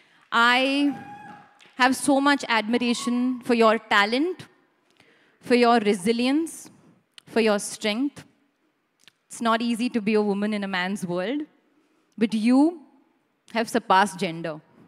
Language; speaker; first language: English; non-native, local second language; Hindi